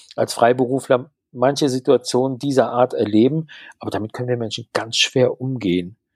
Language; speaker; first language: German; native; German